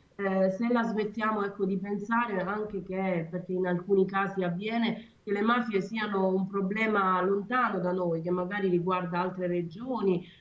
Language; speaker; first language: Italian; native; Italian